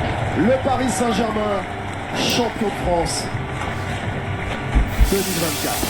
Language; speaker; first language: French; native; French